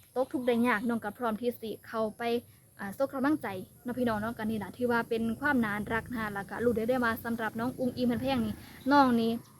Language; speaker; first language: Thai; native; Thai